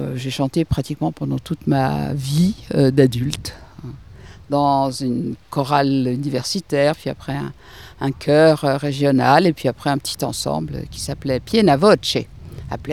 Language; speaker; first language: French; native; French